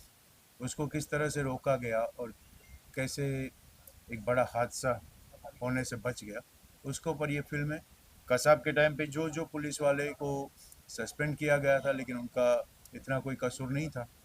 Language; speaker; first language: Hindi; native; Hindi